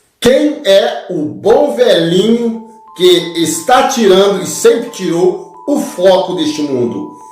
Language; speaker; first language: Portuguese; native; Portuguese